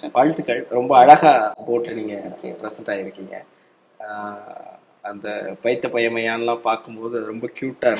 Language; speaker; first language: Tamil; native; Tamil